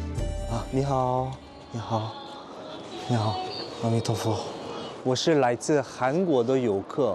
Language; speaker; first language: Chinese; non-native, learner; Korean